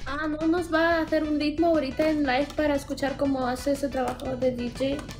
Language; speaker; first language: Spanish; non-native, fluent; Russian